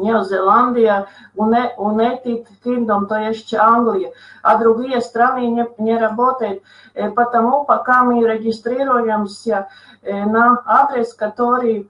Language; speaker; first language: Russian; non-native, local second language; Latvian